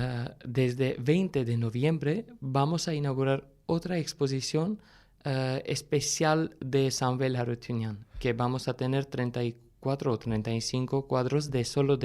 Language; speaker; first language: Spanish; non-native, fluent; Armenian